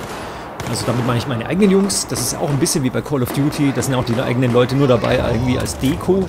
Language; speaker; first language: German; native; German